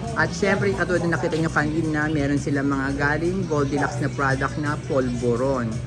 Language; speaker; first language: Filipino; native; Filipino